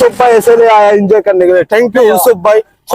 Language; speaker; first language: Hindi; non-native, learner; Bangla